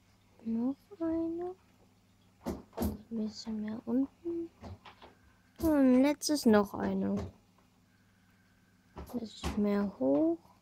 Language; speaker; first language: German; early bilingual, other home language; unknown